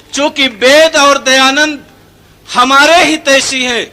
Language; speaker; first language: Hindi; non-native, fluent; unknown